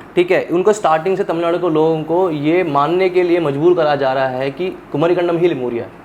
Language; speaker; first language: Hindi; non-native, local second language; Tamil